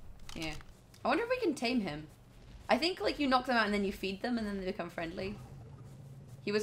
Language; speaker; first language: English; native; English